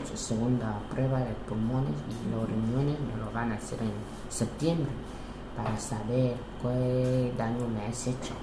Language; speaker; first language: Spanish; non-native, local second language; Fang